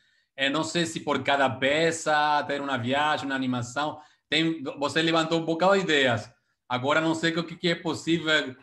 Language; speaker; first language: Portuguese; non-native, fluent; Spanish